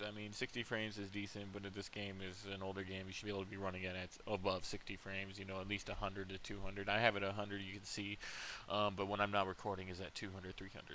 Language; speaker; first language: English; native; English